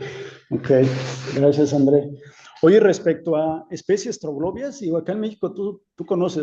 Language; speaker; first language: Spanish; native; Spanish